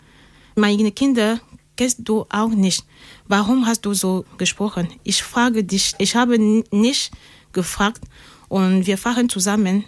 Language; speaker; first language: German; non-native, learner; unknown